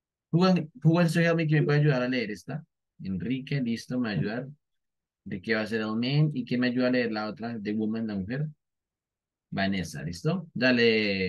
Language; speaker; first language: Spanish; native; Spanish